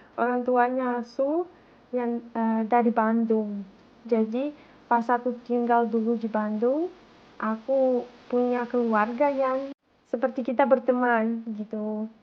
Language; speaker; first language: Indonesian; non-native, fluent; Russian